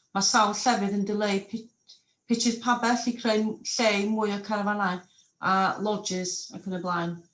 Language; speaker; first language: Welsh; non-native, local second language; English